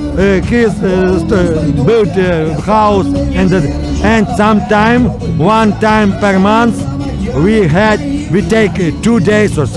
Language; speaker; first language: English; non-native, learner; Ukrainian